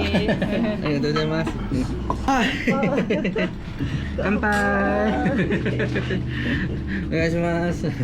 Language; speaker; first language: Japanese; non-native, learner; Korean